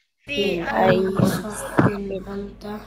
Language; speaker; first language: Arabic; non-native, learner; Indonesian